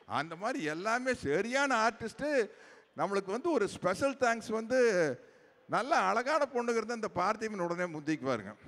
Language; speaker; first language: Tamil; native; Tamil